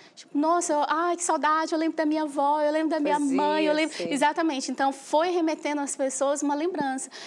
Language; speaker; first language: Portuguese; native; Portuguese